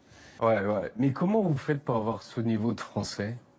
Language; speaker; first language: French; native; French